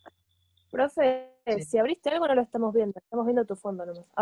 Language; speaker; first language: Spanish; native; Spanish